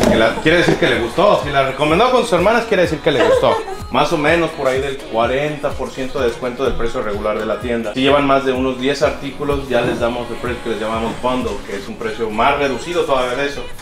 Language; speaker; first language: Spanish; native; Spanish